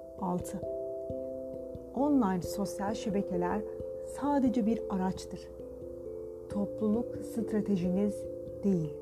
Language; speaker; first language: Turkish; native; Turkish